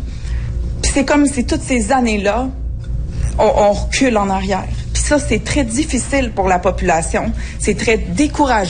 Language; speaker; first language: French; native; French